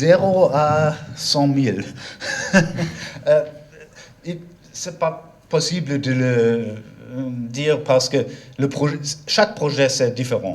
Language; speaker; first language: French; non-native, learner; German